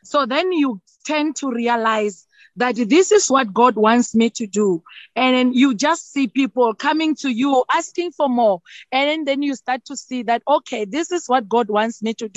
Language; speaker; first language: English; non-native, local second language; Northern Sotho